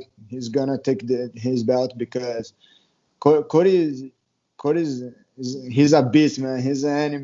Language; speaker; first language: English; non-native, learner; Portuguese